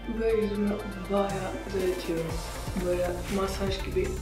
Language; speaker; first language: Turkish; non-native, fluent; Russian